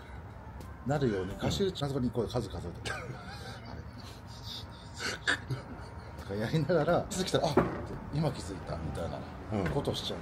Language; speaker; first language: Japanese; native; Japanese